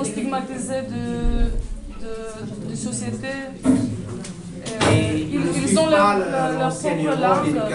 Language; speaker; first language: French; non-native, learner; Macedonian